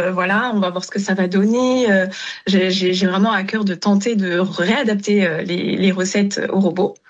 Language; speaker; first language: French; non-native, local second language; Wolof